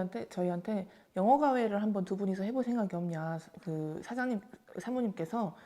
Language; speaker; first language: Korean; native; Korean